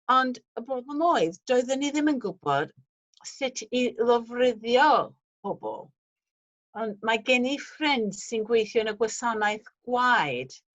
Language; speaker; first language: Welsh; non-native, fluent; English